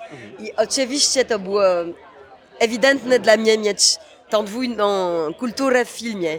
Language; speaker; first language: Polish; early bilingual, heritage; Polish